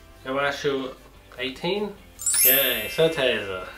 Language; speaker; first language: Portuguese; non-native, learner; English